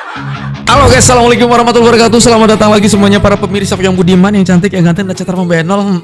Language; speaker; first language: Indonesian; native; Indonesian